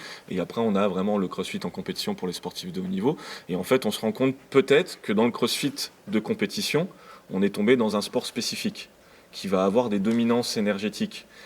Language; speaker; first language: French; native; French